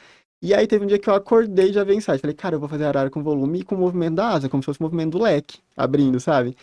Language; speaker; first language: Portuguese; native; Portuguese